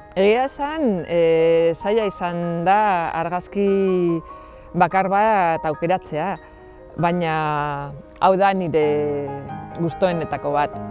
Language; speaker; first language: Basque; non-native, local second language; Spanish